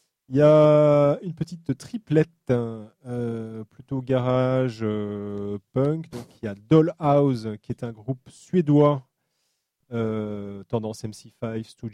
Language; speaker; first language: French; native; French